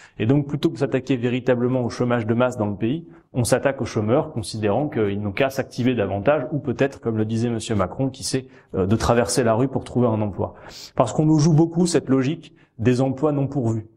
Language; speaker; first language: French; native; French